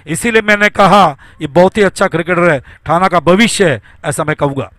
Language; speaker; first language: Hindi; non-native, local second language; Marathi